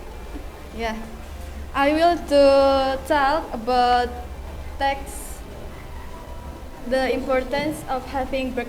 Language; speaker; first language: English; non-native, learner; Indonesian